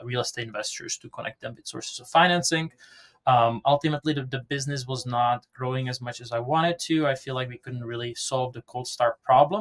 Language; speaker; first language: English; non-native, fluent; Czech